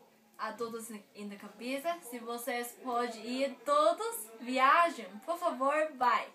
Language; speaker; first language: Portuguese; non-native, learner; Chinese